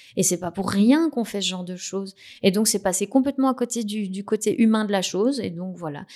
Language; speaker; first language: French; native; French